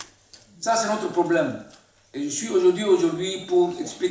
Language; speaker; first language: French; non-native, local second language; Arabic